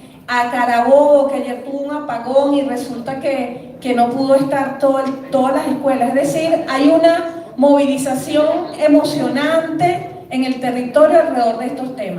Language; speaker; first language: Spanish; native; Spanish